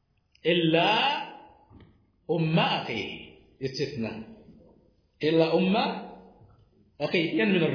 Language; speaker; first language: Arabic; non-native, fluent; Swahili